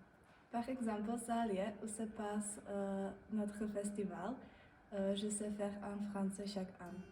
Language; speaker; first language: French; non-native, learner; Czech